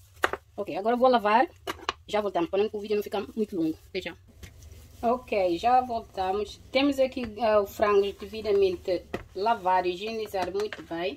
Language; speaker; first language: Portuguese; non-native, local second language; Upper Guinea Crioulo